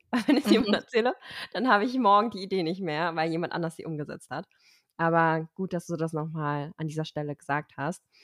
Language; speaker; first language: German; native; German